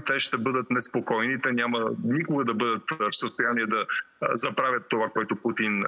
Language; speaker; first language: Bulgarian; native; Bulgarian